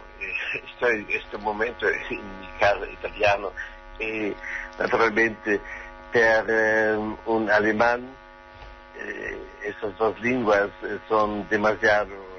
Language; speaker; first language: Spanish; non-native, learner; German